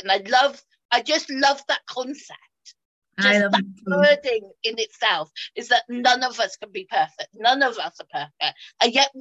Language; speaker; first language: English; native; English